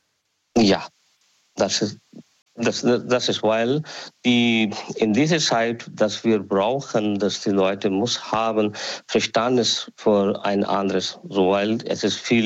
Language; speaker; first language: German; non-native, learner; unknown